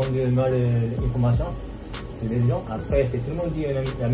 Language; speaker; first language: French; non-native, learner; Japanese